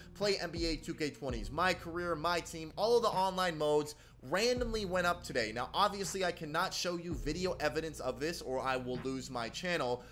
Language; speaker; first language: English; native; English